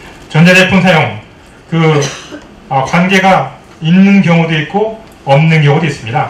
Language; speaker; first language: Korean; native; Korean